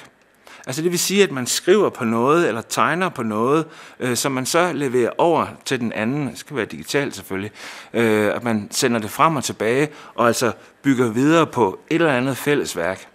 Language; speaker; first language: Danish; native; Danish